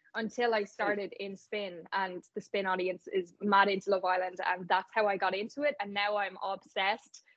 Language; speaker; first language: English; native; English